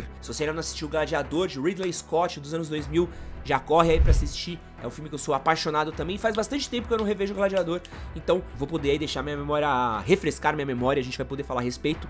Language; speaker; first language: Portuguese; native; Portuguese